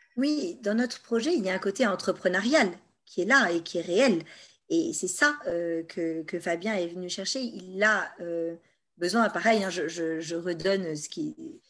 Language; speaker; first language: French; native; French